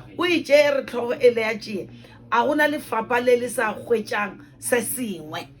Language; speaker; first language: Northern Sotho; non-native, local second language; Venda